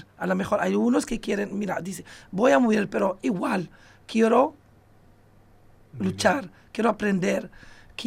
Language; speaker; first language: Spanish; non-native, fluent; Arabic